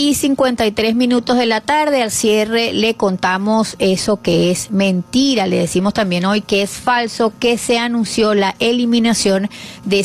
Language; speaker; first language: Spanish; native; Spanish